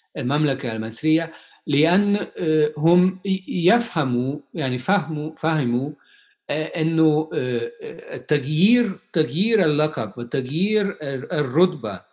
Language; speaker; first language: Arabic; non-native, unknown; Hungarian